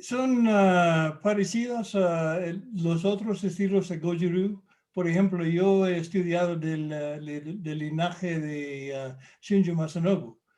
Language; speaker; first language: Spanish; non-native, fluent; English